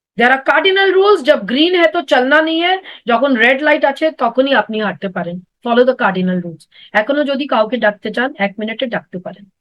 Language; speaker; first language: Bangla; non-native, local second language; Hindi